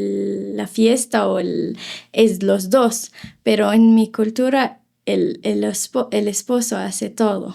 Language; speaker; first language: Spanish; non-native, fluent; Arabic